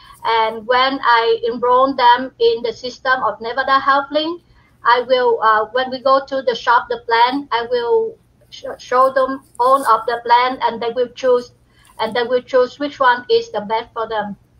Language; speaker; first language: English; non-native, learner; Vietnamese